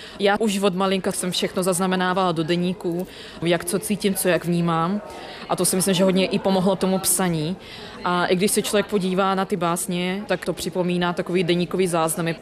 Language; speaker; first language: Czech; non-native, fluent; Russian